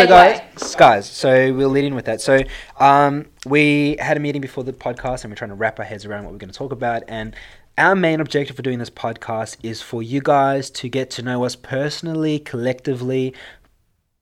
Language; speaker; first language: English; native; English